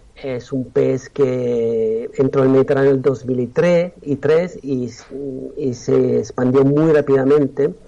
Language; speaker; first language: Spanish; non-native, fluent; Italian